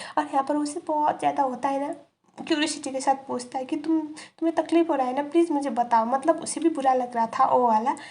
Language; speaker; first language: Hindi; native; Hindi